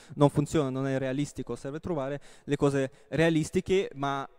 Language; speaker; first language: Italian; non-native, fluent; Russian